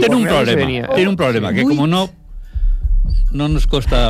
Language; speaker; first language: Catalan; non-native, local second language; Spanish